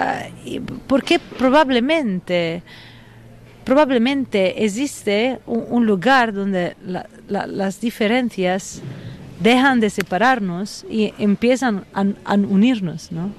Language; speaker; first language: Spanish; non-native, fluent; Italian